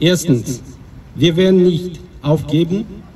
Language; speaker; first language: German; non-native, fluent; Ukrainian